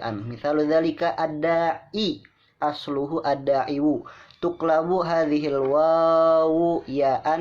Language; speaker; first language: Arabic; non-native, learner; Indonesian